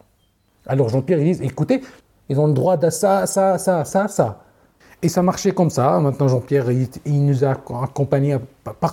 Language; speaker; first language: French; non-native, learner; Arabic